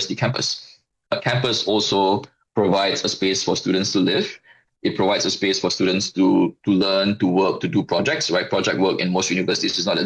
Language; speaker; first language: English; non-native, local second language; Malay